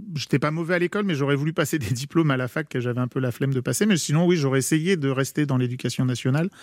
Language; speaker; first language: French; native; French